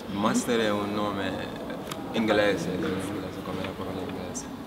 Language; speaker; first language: Italian; non-native, fluent; Wolof